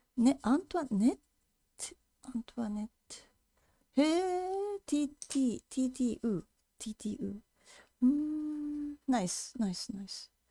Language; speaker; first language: Japanese; native; Japanese